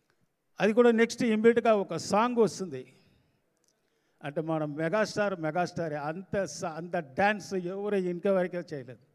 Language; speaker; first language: Telugu; non-native, learner; Tamil